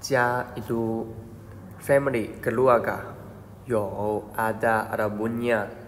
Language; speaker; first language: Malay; non-native, fluent; Chinese